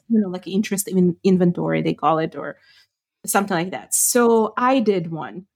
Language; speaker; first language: English; non-native, fluent; Ukrainian